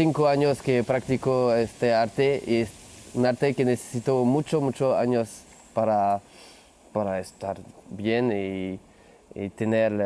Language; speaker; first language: Spanish; non-native, learner; French